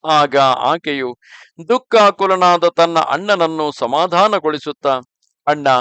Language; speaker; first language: Kannada; native; Kannada